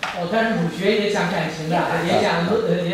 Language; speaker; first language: Chinese; native; Chinese